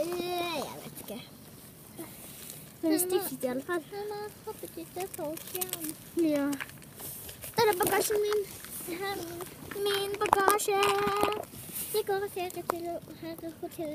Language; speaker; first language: Norwegian; native; Norwegian